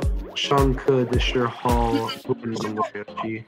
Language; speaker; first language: Chinese; non-native, learner; English